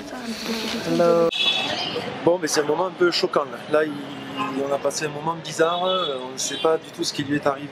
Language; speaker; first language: French; native; French